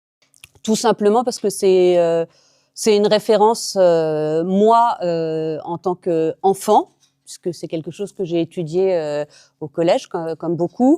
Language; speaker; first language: French; native; French